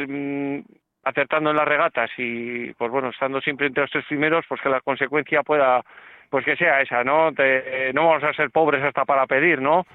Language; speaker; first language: Spanish; native; Spanish